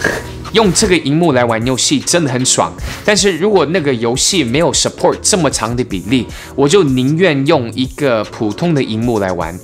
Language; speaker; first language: Chinese; early bilingual, heritage; English